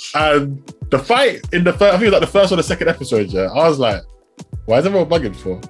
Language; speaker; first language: English; native; English